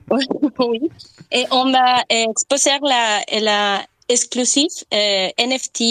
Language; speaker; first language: French; non-native, learner; Spanish